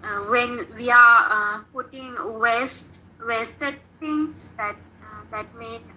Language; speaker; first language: English; non-native, learner; Sinhala